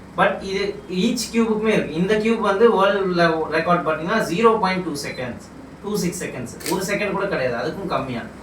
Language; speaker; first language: Tamil; native; Tamil